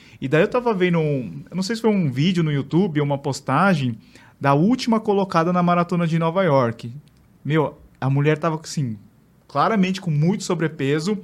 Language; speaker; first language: Portuguese; native; Portuguese